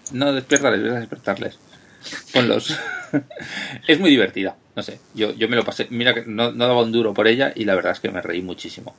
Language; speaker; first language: Spanish; native; Spanish